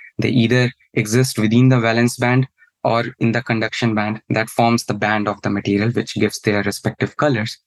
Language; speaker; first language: English; non-native, local second language; Hindi